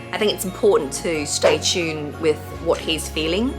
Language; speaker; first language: English; non-native, fluent; Thai